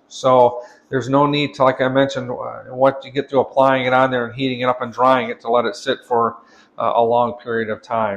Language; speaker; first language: English; native; English